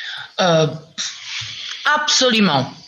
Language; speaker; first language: French; non-native, fluent; Czech